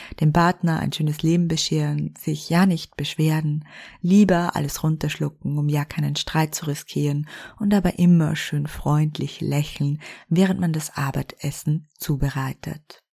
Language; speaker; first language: German; native; German